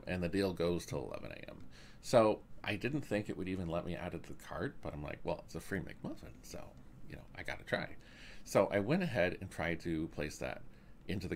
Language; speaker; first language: English; native; English